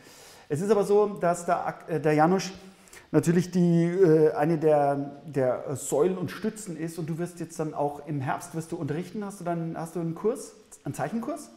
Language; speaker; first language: German; native; German